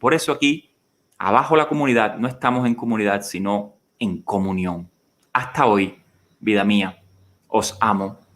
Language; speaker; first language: Spanish; native; Spanish